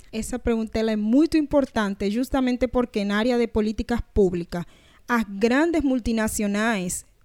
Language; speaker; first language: Portuguese; non-native, learner; Spanish